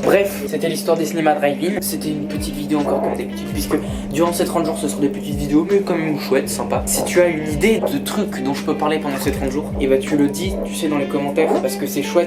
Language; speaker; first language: French; native; French